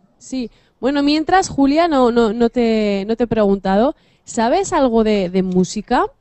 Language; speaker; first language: Spanish; native; Spanish